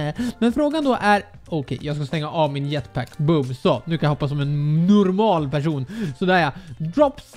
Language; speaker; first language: Swedish; native; Swedish